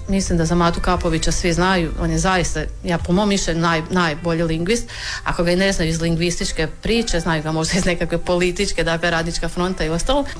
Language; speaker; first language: Croatian; native; Croatian